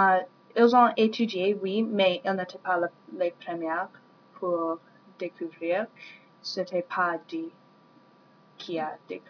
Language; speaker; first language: French; non-native, learner; English